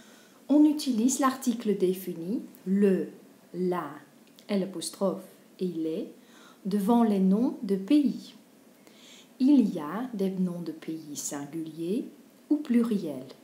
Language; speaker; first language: French; non-native, fluent; Dutch